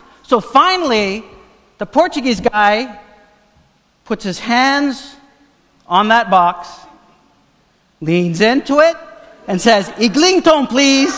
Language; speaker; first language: English; non-native, fluent; Portuguese